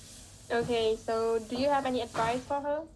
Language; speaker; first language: English; non-native, fluent; Vietnamese